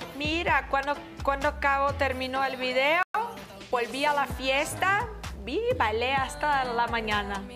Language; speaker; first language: Spanish; non-native, fluent; Portuguese